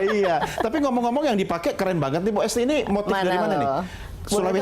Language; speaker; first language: Indonesian; native; Indonesian